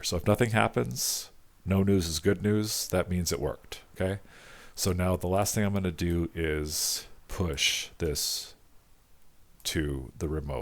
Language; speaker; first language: English; native; English